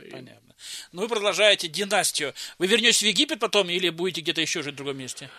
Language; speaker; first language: Russian; native; Russian